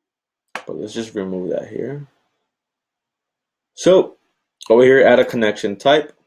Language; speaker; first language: English; native; English